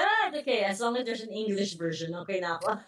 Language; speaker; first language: English; native; English